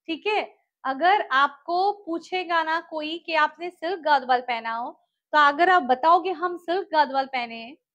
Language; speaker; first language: Hindi; non-native, local second language; Bangla